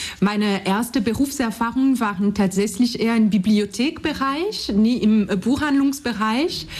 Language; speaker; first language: German; non-native, fluent; French